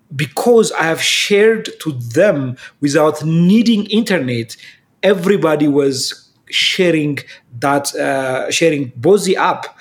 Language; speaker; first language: English; non-native, fluent; Amharic